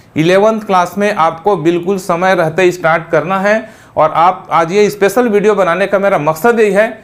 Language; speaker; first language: Hindi; native; Hindi